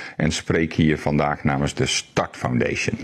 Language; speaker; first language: Dutch; native; Dutch